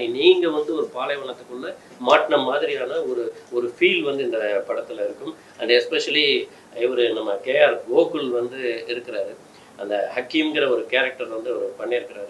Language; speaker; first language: Tamil; native; Tamil